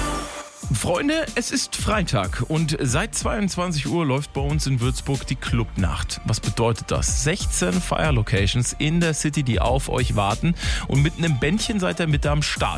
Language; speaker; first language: German; native; German